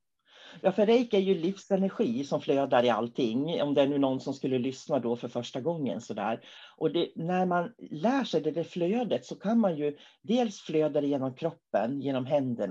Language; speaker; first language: Swedish; native; Swedish